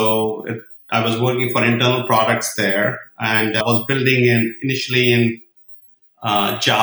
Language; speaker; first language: English; non-native, local second language; Kashmiri